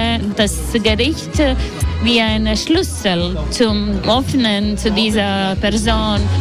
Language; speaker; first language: German; non-native, learner; Latvian